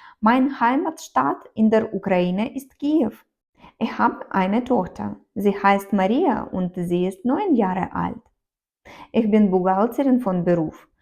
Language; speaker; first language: German; non-native, learner; Ukrainian